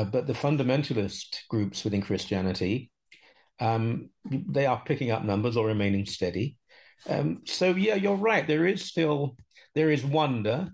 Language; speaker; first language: English; native; English